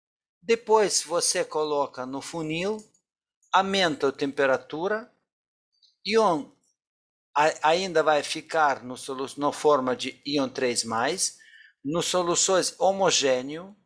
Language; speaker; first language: Portuguese; non-native, fluent; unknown